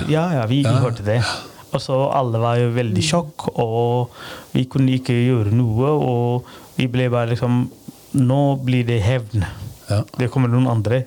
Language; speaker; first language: Norwegian; non-native, fluent; Somali